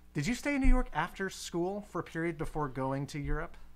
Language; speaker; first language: English; native; English